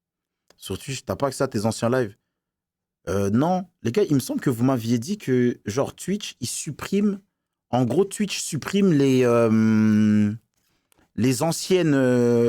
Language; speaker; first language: French; native; French